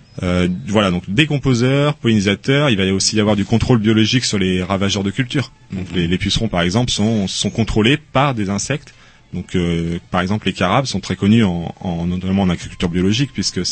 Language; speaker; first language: French; native; French